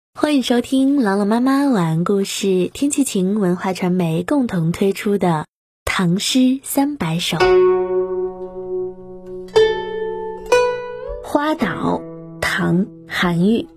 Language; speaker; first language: Chinese; native; Chinese